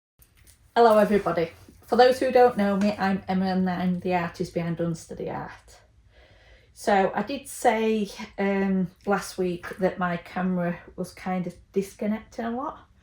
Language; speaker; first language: English; native; English